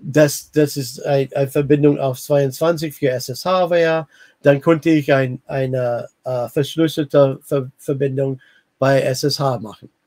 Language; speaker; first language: German; non-native, fluent; English